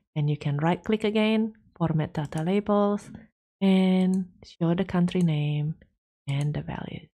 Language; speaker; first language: English; non-native, fluent; Indonesian